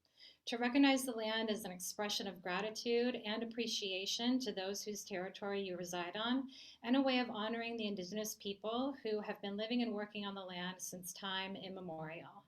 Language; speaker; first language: English; native; English